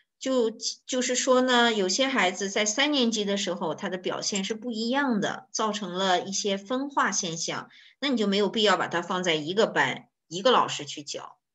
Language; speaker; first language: Chinese; native; Chinese